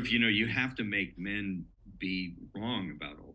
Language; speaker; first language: English; native; English